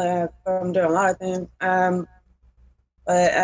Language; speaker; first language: English; native; English